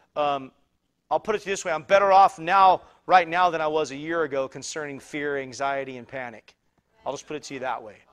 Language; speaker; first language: English; native; English